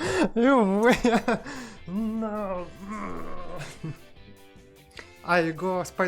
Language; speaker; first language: Korean; non-native, learner; Russian